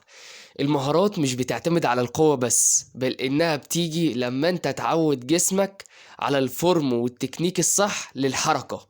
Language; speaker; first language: Arabic; native; Arabic